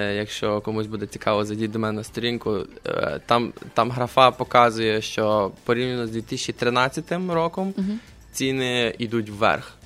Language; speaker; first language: Ukrainian; native; Ukrainian